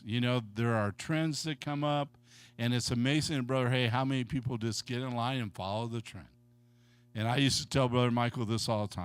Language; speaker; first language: English; native; English